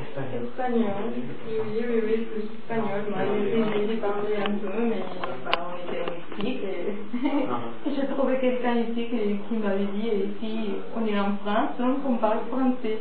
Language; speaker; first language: French; non-native, fluent; Spanish